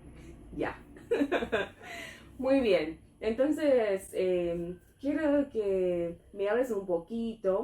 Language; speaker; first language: Spanish; non-native, fluent; English